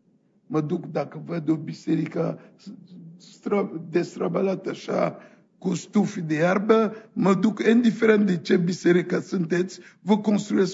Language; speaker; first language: Romanian; non-native, fluent; French